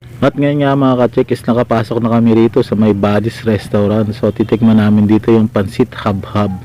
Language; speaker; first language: Filipino; non-native, local second language; Bikol